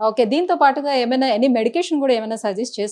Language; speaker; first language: Telugu; native; Telugu